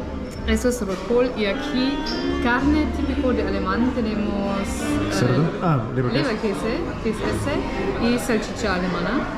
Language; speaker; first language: Spanish; non-native, fluent; German